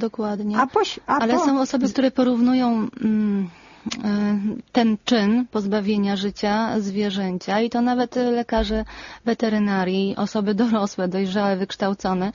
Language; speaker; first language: Polish; native; Polish